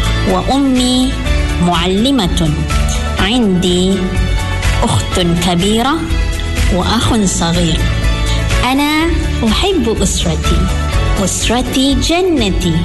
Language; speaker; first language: Arabic; non-native, fluent; Malay